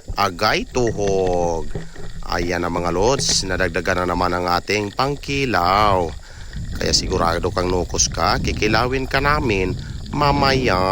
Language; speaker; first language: Filipino; non-native, local second language; Cebuano